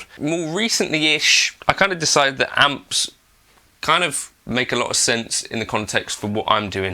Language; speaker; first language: English; native; English